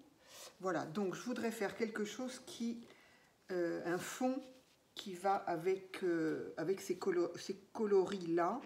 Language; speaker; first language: French; native; French